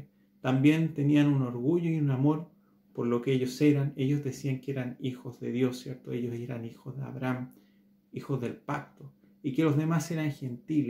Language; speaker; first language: Spanish; native; Spanish